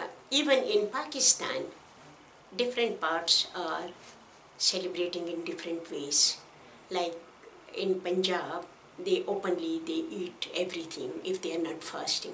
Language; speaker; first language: English; non-native, local second language; Pashto